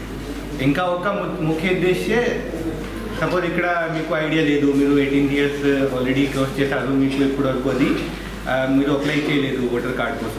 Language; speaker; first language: Telugu; non-native, learner; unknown